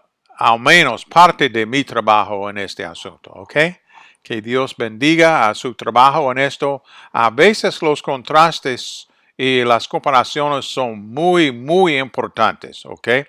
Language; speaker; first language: Spanish; non-native, fluent; English